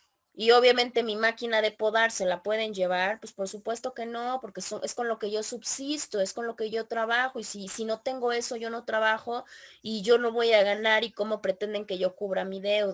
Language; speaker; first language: Spanish; native; Spanish